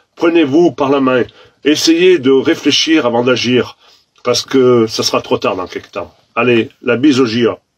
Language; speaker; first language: French; native; French